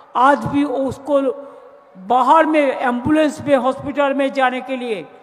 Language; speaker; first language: Hindi; non-native, local second language; Bangla